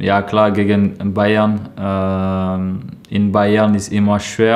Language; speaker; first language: German; non-native, learner; French